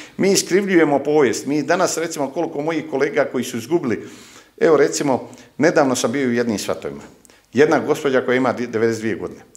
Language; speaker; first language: Croatian; native; Croatian